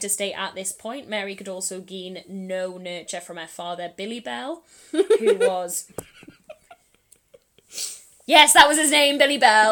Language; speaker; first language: English; native; English